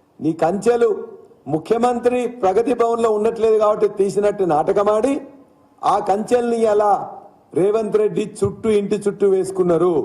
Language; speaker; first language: Telugu; native; Telugu